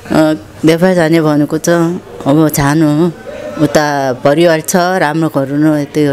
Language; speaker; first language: Nepali; non-native, learner; Korean